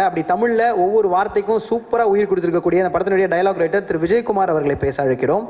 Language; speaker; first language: Tamil; native; Tamil